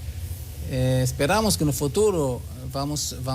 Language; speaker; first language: Spanish; non-native, learner; Hebrew